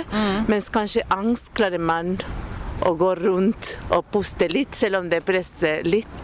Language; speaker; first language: Norwegian; non-native, fluent; Spanish